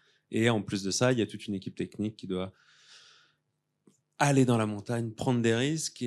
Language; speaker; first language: French; native; French